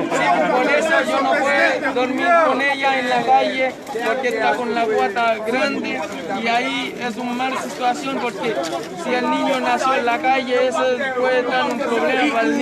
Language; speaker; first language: Spanish; non-native, learner; Haitian Creole